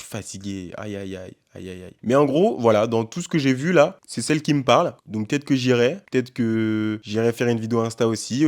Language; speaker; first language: French; native; French